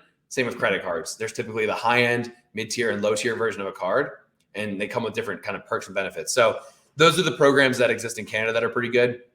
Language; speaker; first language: English; native; English